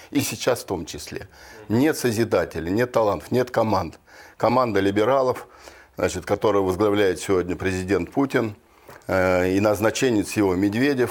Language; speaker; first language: Russian; native; Russian